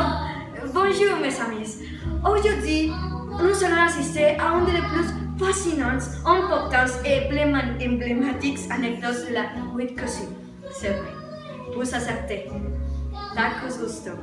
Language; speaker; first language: French; non-native, learner; Spanish